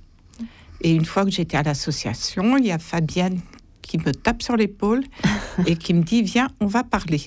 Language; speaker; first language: French; native; French